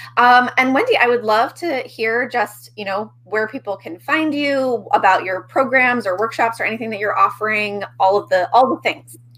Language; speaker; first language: English; native; English